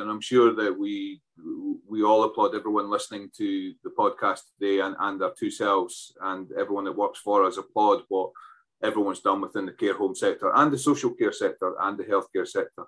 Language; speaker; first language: English; native; English